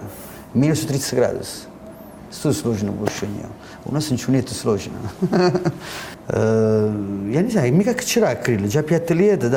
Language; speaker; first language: Russian; non-native, learner; Italian